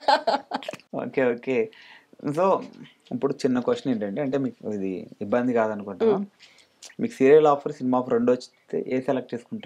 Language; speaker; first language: Telugu; native; Telugu